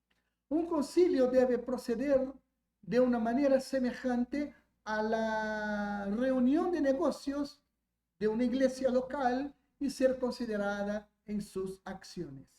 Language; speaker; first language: Spanish; non-native, fluent; Portuguese